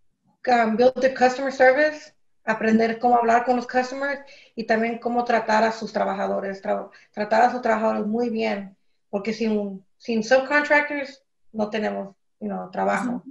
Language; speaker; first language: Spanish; early bilingual, heritage; Spanish